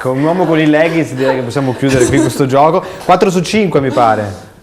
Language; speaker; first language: Italian; native; Italian